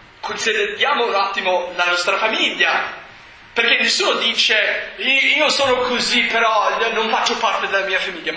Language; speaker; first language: Italian; non-native, fluent; English